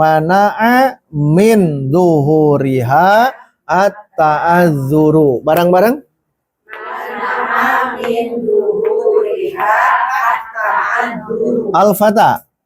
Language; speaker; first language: Arabic; non-native, fluent; Indonesian